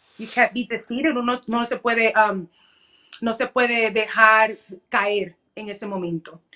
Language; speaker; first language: Spanish; early bilingual, heritage; Spanish